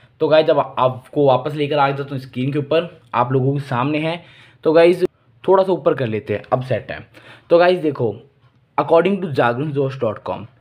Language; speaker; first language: Hindi; native; Hindi